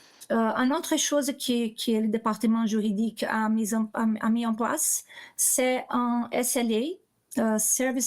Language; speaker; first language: French; non-native, learner; Portuguese